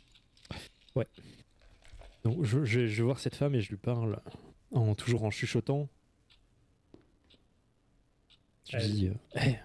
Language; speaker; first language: French; native; French